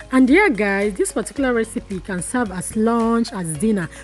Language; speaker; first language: English; non-native, local second language; Igbo